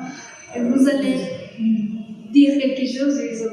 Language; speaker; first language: French; non-native, learner; Spanish